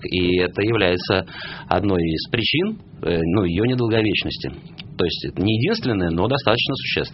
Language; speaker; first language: Russian; native; Russian